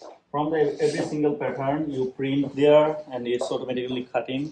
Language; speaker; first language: English; non-native, local second language; Bangla